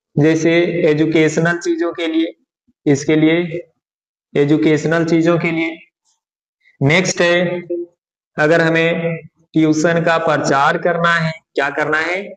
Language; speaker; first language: Hindi; native; Hindi